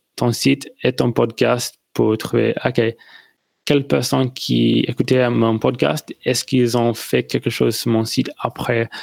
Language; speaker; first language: French; non-native, fluent; English